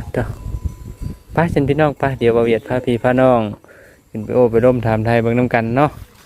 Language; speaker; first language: Thai; native; Thai